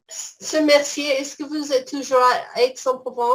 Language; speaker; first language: French; non-native, fluent; English